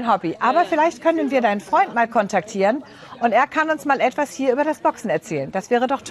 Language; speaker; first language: German; native; German